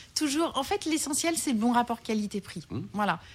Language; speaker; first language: French; native; French